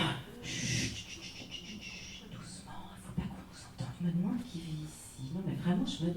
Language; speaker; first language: French; native; French